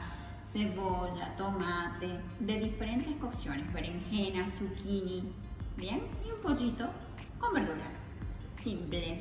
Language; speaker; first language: Spanish; native; Spanish